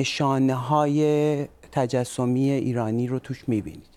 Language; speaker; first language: Persian; native; Persian